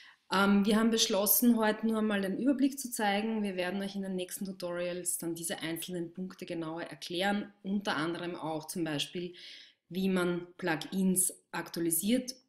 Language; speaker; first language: German; native; German